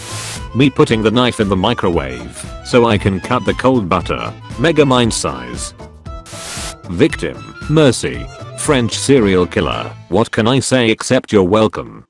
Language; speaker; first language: English; native; English